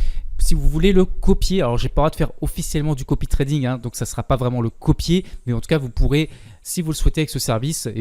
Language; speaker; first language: French; native; French